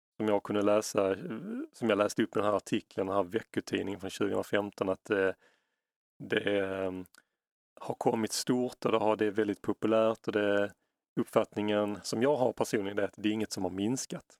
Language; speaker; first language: Swedish; native; Swedish